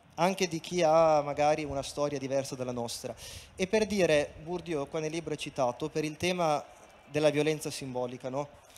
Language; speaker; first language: Italian; native; Italian